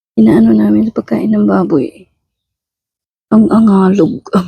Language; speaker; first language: Filipino; non-native, local second language; Iloko